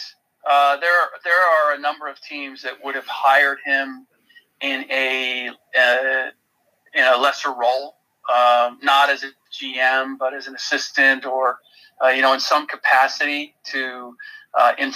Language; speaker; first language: English; native; English